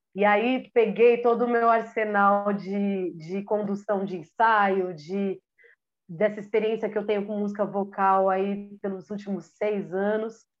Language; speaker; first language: Portuguese; native; Portuguese